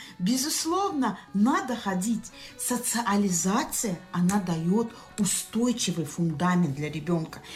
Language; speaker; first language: Russian; non-native, local second language; Tajik